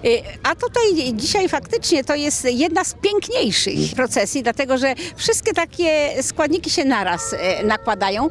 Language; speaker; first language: Polish; native; Polish